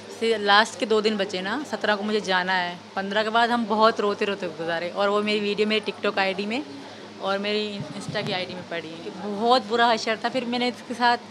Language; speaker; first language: Urdu; non-native, local second language; Sindhi